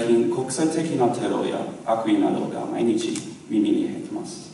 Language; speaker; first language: Japanese; non-native, learner; English